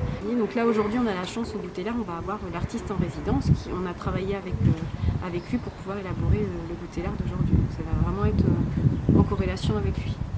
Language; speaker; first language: French; native; French